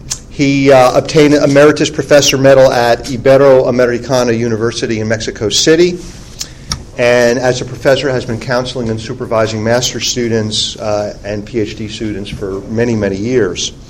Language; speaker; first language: English; native; English